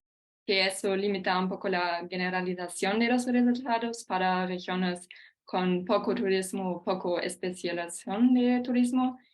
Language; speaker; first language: Spanish; non-native, fluent; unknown